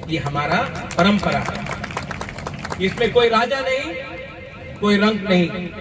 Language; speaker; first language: Hindi; non-native, local second language; Kok Borok